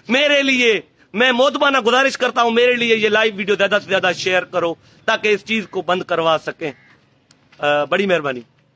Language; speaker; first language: Urdu; non-native, local second language; Sindhi